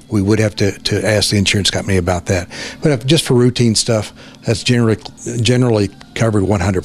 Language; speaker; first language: English; native; English